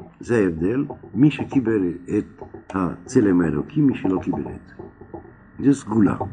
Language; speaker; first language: Hebrew; non-native, fluent; French